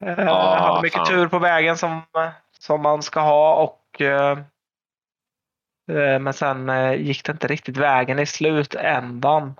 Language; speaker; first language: Swedish; native; Swedish